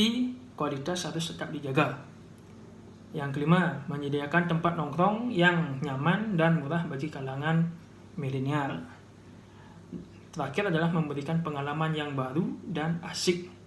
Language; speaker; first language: Indonesian; native; Indonesian